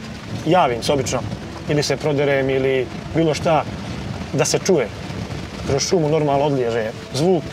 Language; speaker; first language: Croatian; native; Croatian